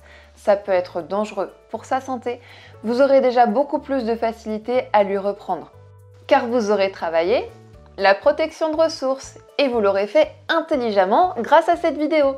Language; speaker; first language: French; native; French